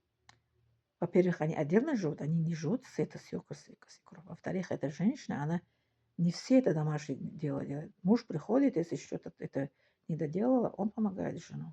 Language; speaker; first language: Russian; non-native, local second language; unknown